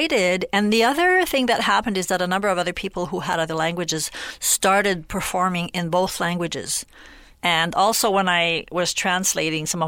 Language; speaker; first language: English; non-native, fluent; French